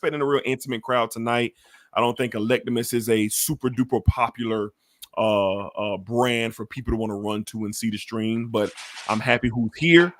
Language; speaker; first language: English; native; English